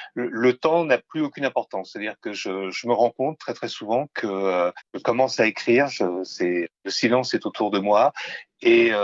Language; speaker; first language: French; native; French